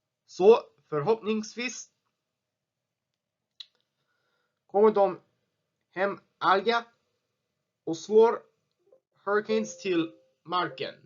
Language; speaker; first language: Swedish; non-native, learner; English